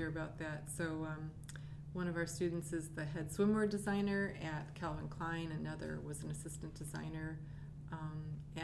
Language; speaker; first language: English; native; English